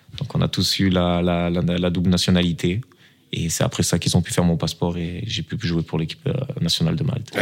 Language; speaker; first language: French; native; French